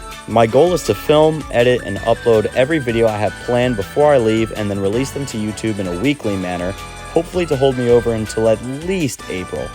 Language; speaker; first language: English; native; English